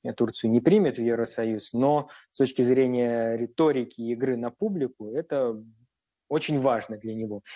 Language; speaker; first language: Russian; native; Russian